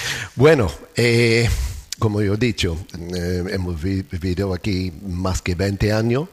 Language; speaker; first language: Spanish; non-native, fluent; English